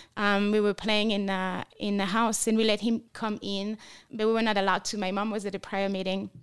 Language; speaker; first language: English; non-native, fluent; French